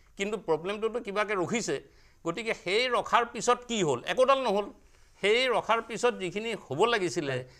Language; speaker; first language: Assamese; native; Assamese